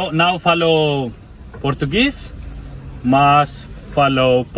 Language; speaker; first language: Portuguese; non-native, learner; Hindi